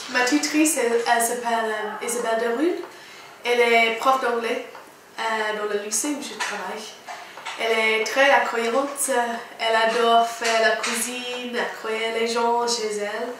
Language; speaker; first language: French; non-native, fluent; English